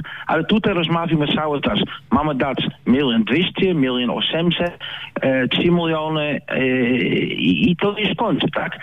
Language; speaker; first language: Polish; non-native, learner; Dutch